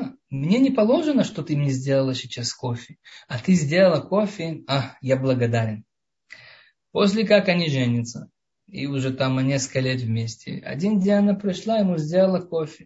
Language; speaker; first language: Russian; early bilingual, heritage; Russian